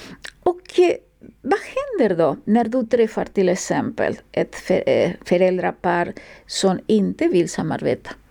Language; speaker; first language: Swedish; non-native, fluent; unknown